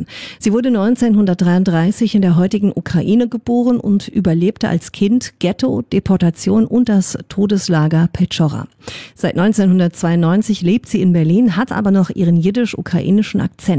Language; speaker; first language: German; native; German